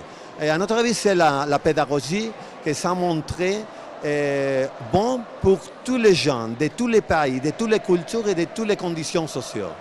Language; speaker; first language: French; non-native, fluent; Spanish